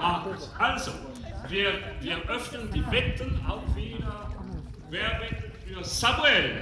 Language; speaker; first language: German; non-native, local second language; French